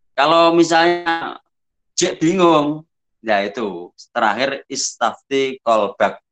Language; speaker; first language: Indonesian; native; Indonesian